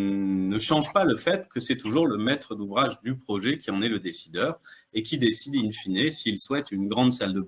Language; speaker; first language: French; native; French